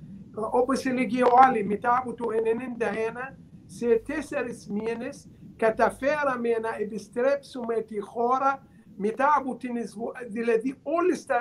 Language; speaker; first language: Greek; non-native, learner; Arabic